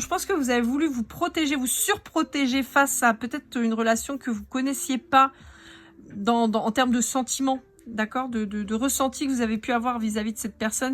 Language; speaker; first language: French; native; French